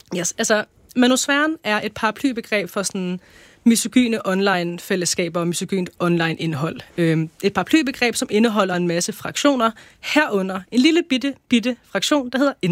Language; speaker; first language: Danish; native; Danish